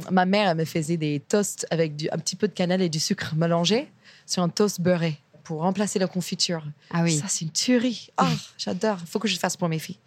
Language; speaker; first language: French; non-native, fluent; English